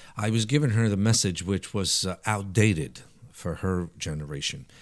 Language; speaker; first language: English; early bilingual, other home language; Italian